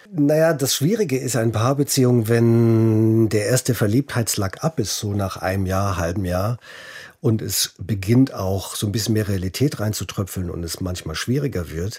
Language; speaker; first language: German; native; German